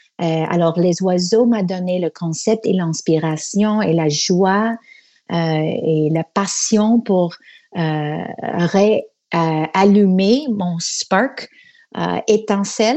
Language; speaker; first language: French; non-native, fluent; English